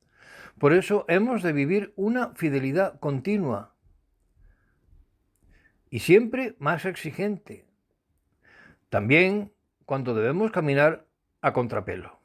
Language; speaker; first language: Spanish; native; Spanish